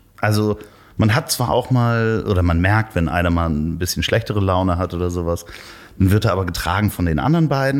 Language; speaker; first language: German; native; German